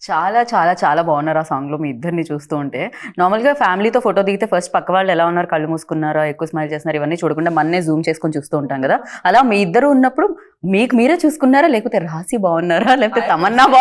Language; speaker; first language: Telugu; native; Telugu